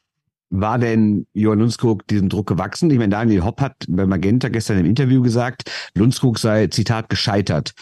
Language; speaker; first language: German; native; German